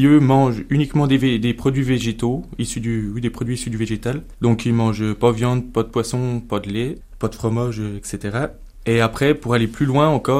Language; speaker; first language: French; native; French